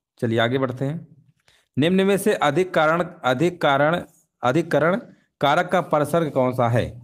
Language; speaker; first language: Hindi; native; Hindi